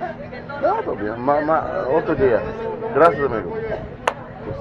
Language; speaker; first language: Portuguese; non-native, learner; English